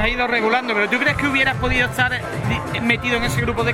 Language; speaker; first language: Spanish; native; Spanish